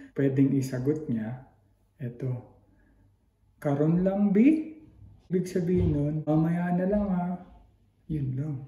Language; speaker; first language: Filipino; non-native, local second language; Hiligaynon